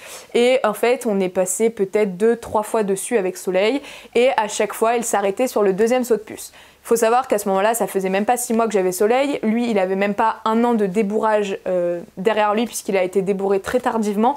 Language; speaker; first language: French; native; French